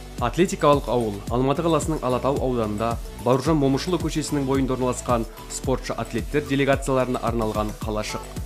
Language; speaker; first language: Kazakh; native; Kazakh